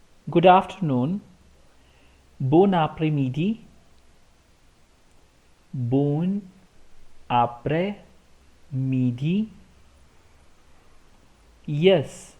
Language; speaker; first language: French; non-native, fluent; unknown